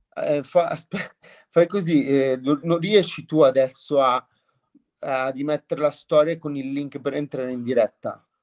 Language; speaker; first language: Italian; native; Italian